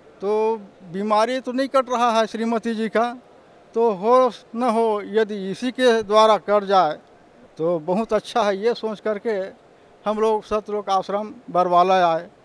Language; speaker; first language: Hindi; native; Hindi